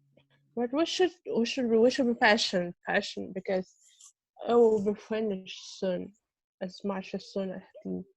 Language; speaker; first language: English; non-native, fluent; Russian